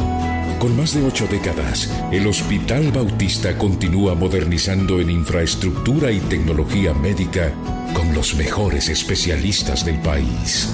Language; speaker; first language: Spanish; native; Spanish